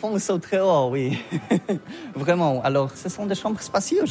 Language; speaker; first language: French; non-native, learner; Polish